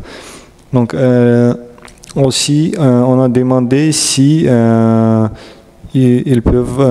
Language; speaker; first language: French; non-native, learner; Russian